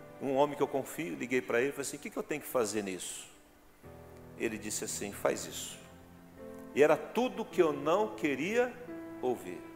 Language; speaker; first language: Portuguese; native; Portuguese